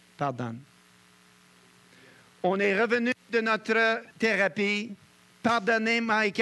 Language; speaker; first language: French; native; French